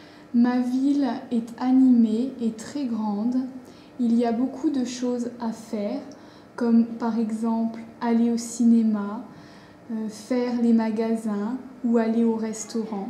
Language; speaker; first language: French; non-native, learner; English